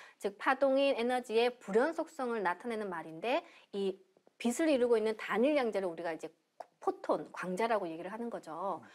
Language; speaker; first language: Korean; native; Korean